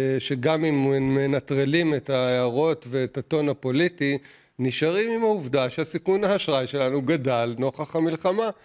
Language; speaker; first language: Hebrew; native; Hebrew